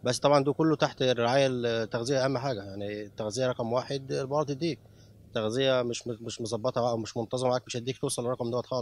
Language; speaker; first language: Arabic; native; Arabic